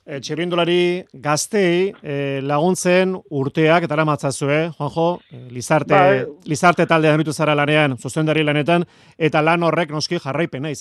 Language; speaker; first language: Basque; native; Basque